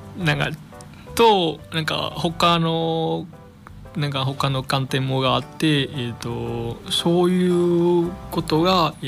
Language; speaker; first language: Japanese; non-native, fluent; Vietnamese